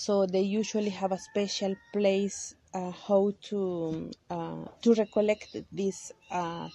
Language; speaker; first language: English; non-native, learner; Kaqchikel